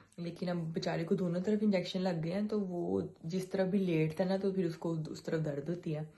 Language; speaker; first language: Urdu; native; Urdu